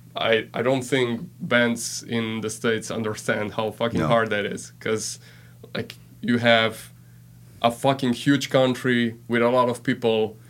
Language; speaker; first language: English; non-native, fluent; Slovenian